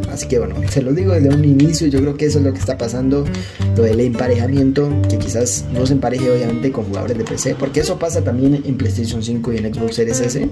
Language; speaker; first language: Spanish; native; Spanish